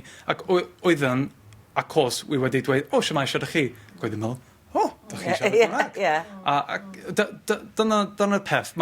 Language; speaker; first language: Welsh; non-native, fluent; English